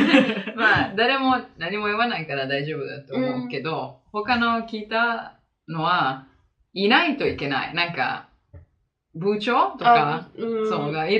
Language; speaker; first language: Japanese; non-native, fluent; Italian